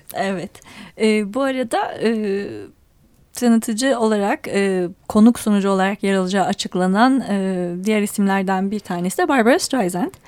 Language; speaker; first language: Turkish; native; Turkish